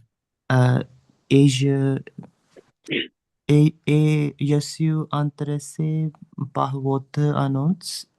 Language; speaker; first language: French; non-native, learner; Punjabi